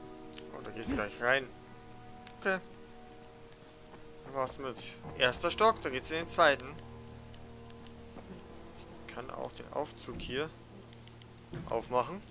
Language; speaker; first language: German; native; German